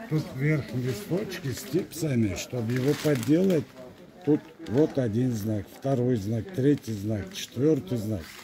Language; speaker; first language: Russian; non-native, local second language; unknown